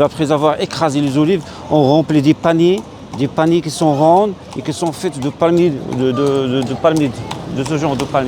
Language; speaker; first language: French; non-native, local second language; Arabic